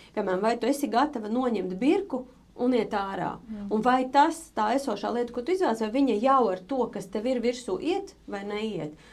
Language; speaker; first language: Latvian; native; Latvian